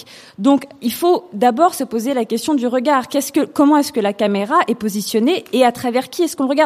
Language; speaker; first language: French; native; French